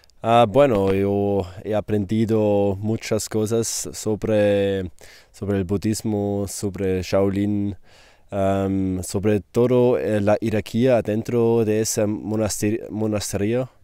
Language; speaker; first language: Spanish; non-native, learner; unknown